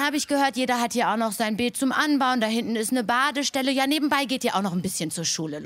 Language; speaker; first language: German; native; German